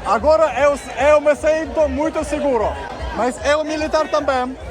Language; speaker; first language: Portuguese; non-native, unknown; Russian